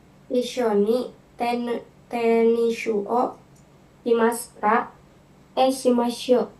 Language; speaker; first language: Japanese; non-native, learner; Indonesian